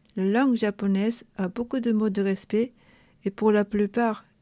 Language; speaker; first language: French; non-native, fluent; Japanese